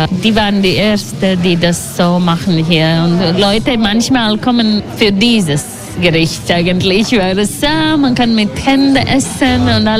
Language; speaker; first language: German; non-native, learner; Latvian